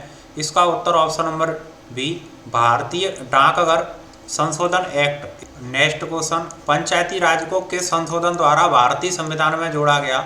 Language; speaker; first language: Hindi; native; Hindi